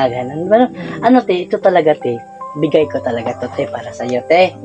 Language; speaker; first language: Filipino; non-native, local second language; Cebuano